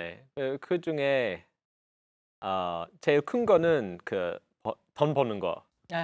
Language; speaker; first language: Korean; non-native, fluent; English